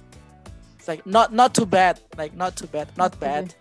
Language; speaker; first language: English; non-native, fluent; Indonesian